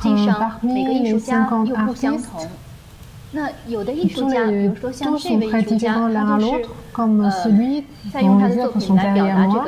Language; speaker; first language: French; non-native, learner; Chinese